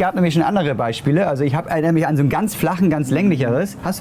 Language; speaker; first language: German; native; German